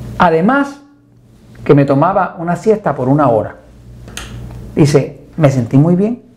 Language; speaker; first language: Spanish; native; Spanish